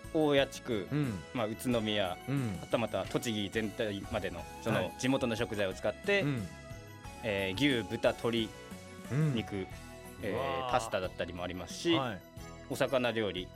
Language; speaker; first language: Japanese; native; Japanese